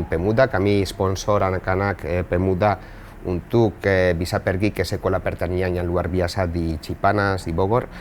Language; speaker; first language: Indonesian; non-native, fluent; Spanish